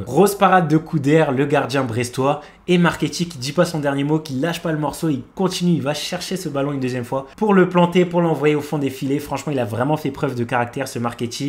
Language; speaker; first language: French; native; French